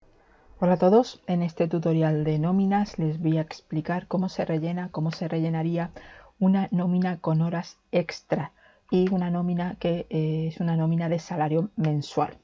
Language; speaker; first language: Spanish; native; Spanish